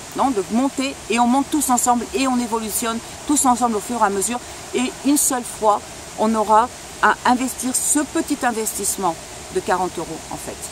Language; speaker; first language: French; non-native, local second language; Spanish